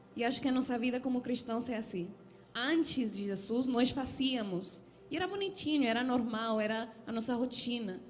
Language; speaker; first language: Portuguese; non-native, fluent; Spanish